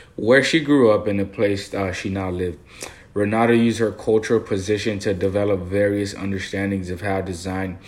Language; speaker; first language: English; early bilingual, other home language; Haitian Creole